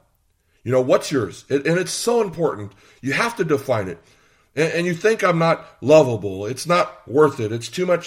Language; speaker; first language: English; native; English